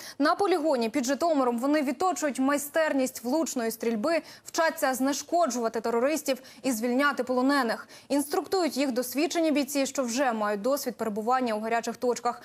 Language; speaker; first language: Ukrainian; native; Ukrainian